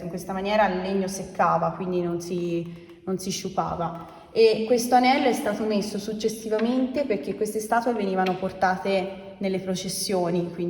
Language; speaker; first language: Italian; native; Italian